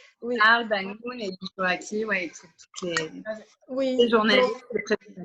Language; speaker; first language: French; early bilingual, heritage; French